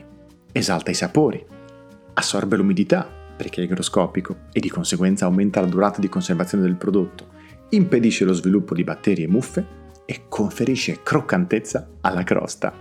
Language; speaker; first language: Italian; native; Italian